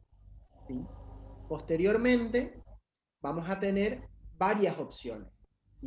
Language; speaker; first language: Spanish; native; Spanish